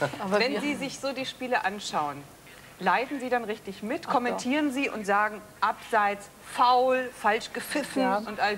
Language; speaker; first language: German; native; German